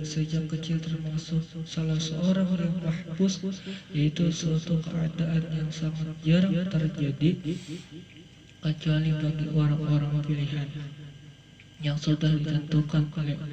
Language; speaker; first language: Indonesian; native; Indonesian